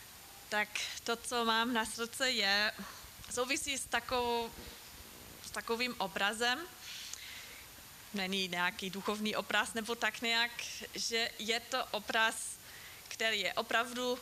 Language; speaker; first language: Czech; non-native, fluent; German